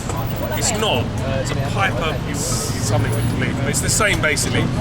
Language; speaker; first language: English; native; English